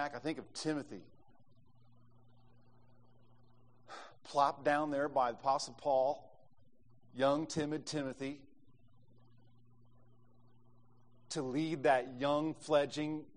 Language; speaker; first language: English; native; English